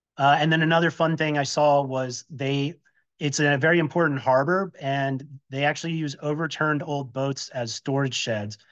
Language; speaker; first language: English; native; English